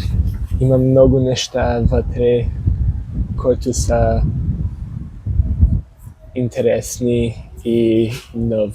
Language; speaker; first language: Bulgarian; non-native, learner; English